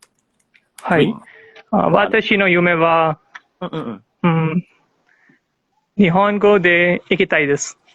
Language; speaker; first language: Japanese; non-native, learner; Hindi